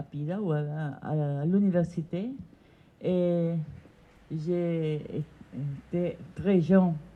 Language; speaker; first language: French; non-native, learner; Italian